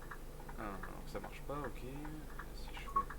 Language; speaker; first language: French; native; French